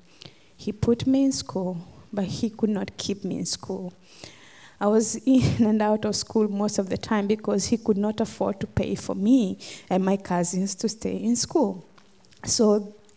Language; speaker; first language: English; non-native, local second language; Luo (Kenya and Tanzania)